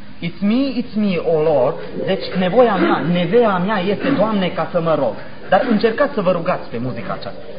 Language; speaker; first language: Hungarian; native; Hungarian